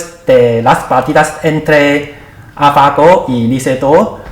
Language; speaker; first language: Spanish; non-native, learner; Chinese